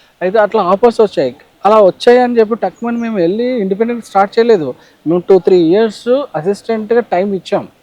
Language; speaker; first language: Telugu; native; Telugu